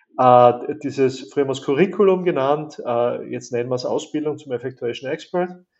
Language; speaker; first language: German; native; German